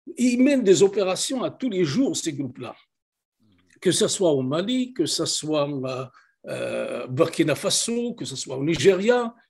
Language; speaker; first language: French; non-native, local second language; Kabyle